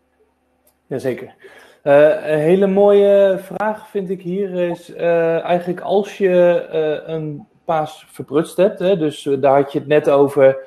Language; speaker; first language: Dutch; native; Dutch